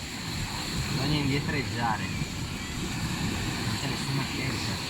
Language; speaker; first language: Italian; native; Italian